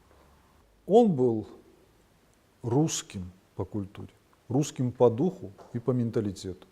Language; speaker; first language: Russian; non-native, local second language; Ossetic